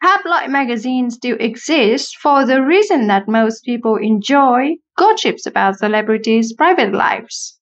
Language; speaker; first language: English; non-native, fluent; Vietnamese